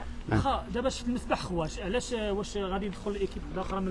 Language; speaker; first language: Arabic; native; Arabic